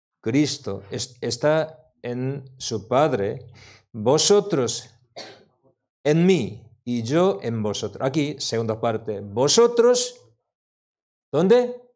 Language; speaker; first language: Spanish; non-native, learner; Korean